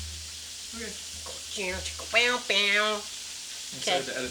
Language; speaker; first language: English; native; English